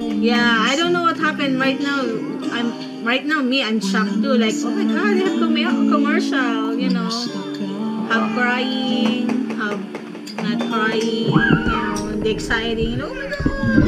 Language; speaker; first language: English; non-native, local second language; Filipino